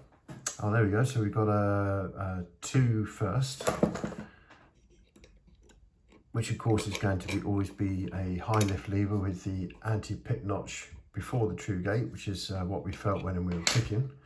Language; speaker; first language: English; native; English